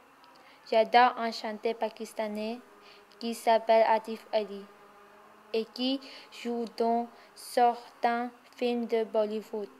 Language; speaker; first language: French; non-native, learner; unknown